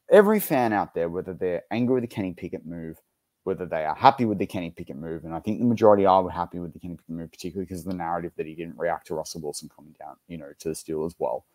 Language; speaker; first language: English; native; English